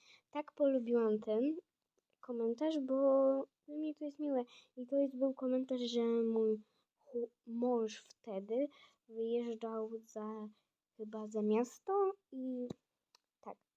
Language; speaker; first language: Polish; non-native, fluent; Ukrainian